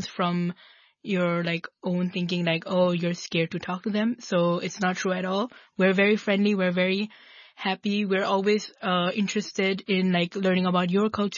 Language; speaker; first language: English; non-native, local second language; Nepali